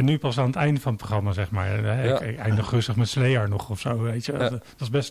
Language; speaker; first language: Dutch; native; Dutch